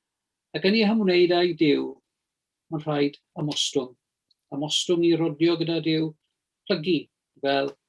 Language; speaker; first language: Welsh; native; Welsh